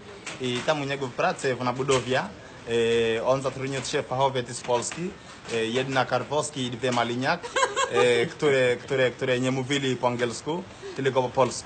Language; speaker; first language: Polish; non-native, learner; Swahili